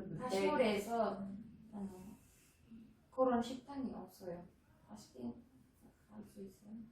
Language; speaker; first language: Korean; non-native, learner; Uzbek